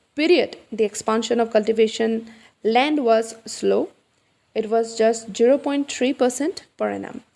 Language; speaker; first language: English; non-native, local second language; Assamese